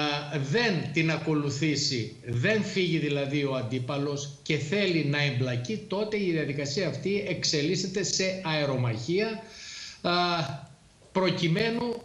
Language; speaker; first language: Greek; native; Greek